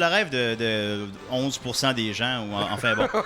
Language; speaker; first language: French; native; French